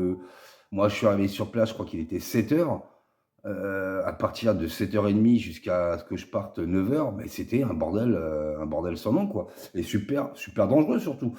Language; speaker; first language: French; native; French